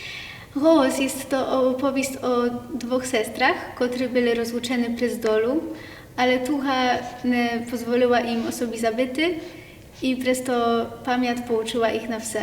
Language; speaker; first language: Polish; non-native, local second language; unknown